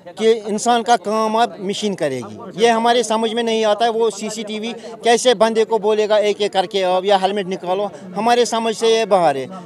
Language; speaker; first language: Hindi; non-native, local second language; Kashmiri